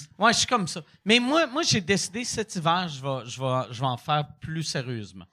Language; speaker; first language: French; native; French